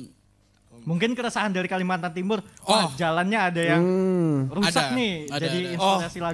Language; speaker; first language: Indonesian; native; Indonesian